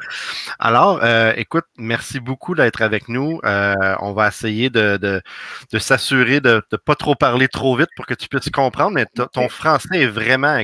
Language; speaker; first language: French; native; French